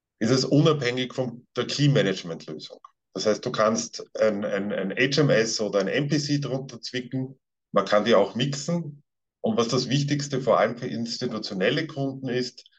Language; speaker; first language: German; native; German